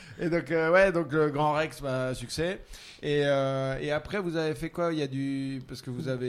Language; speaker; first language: French; native; French